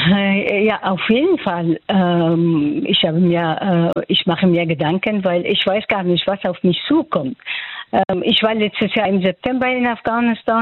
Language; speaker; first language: German; non-native, fluent; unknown